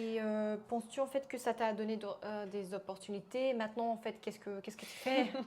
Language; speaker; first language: French; non-native, fluent; Bulgarian